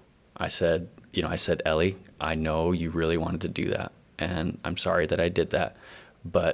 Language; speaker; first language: English; native; English